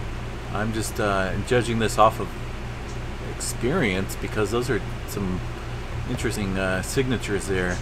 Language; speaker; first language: English; native; English